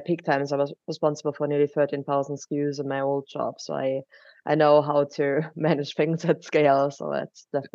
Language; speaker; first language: English; non-native, fluent; German